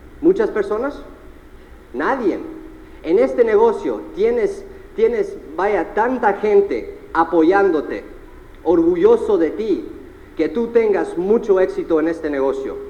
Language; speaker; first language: Spanish; early bilingual, heritage; Spanish